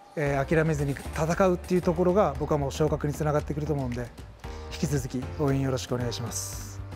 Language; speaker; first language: Japanese; native; Japanese